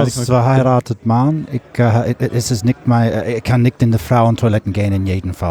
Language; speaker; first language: German; non-native, learner; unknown